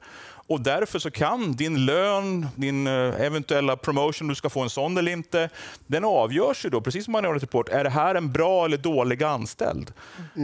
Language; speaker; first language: Swedish; native; Swedish